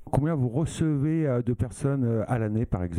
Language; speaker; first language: French; native; French